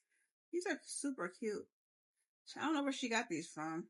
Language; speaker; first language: English; native; English